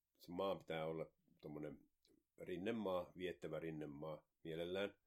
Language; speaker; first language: Finnish; native; Finnish